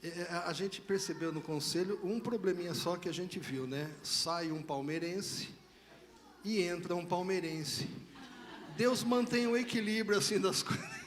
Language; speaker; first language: Portuguese; native; Portuguese